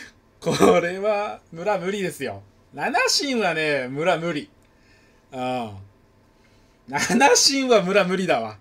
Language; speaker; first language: Japanese; native; Japanese